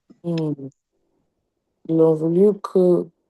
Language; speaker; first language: French; non-native, learner; English